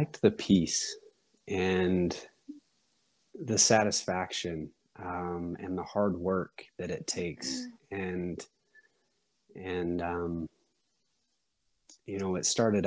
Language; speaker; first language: English; native; English